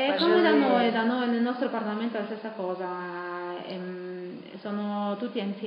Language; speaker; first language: Italian; non-native, fluent; Russian